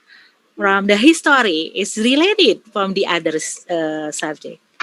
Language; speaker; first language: English; non-native, learner; Indonesian